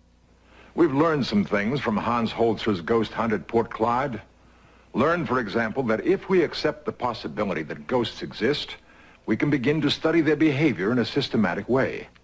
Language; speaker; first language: English; native; English